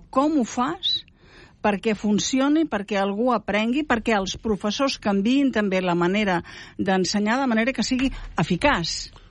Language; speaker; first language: Catalan; native; Catalan